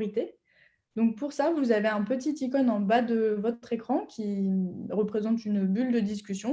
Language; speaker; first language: French; native; French